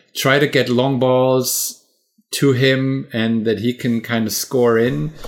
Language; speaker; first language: English; non-native, fluent; German